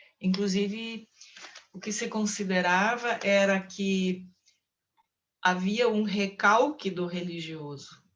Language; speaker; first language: Portuguese; non-native, local second language; German